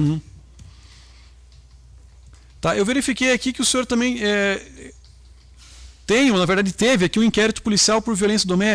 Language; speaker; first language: Portuguese; native; Portuguese